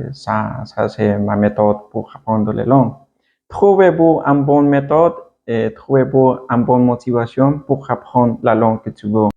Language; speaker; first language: French; non-native, learner; Spanish